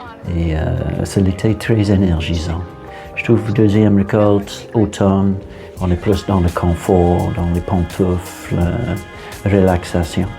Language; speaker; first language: French; non-native, fluent; English